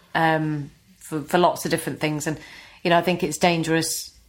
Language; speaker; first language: English; native; English